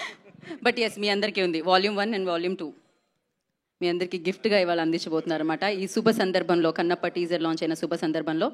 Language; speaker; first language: Telugu; native; Telugu